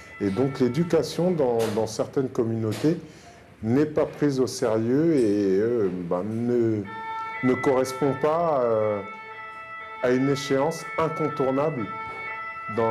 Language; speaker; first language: French; native; French